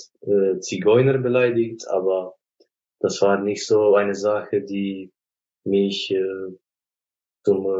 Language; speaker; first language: German; non-native, fluent; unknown